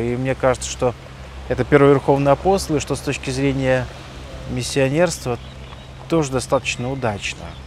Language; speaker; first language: Russian; native; Russian